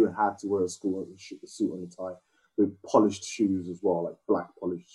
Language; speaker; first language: English; native; English